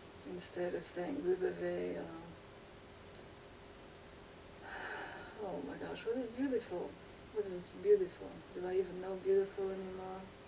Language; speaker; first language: English; native; English